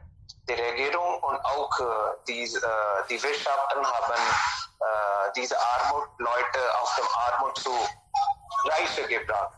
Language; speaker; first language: German; non-native, learner; Hindi